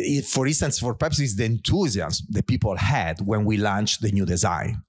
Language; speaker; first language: English; non-native, fluent; Italian